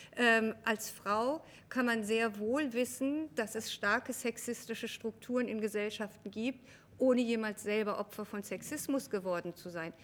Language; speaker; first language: German; early bilingual, other home language; Persian